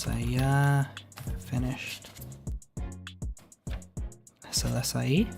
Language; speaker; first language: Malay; non-native, learner; English